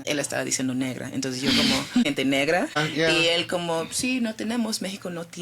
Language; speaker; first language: Spanish; early bilingual, heritage; Spanish